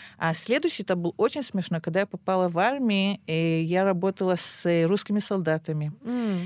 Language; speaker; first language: Russian; early bilingual, heritage; Russian